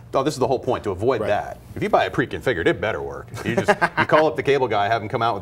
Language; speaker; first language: English; native; English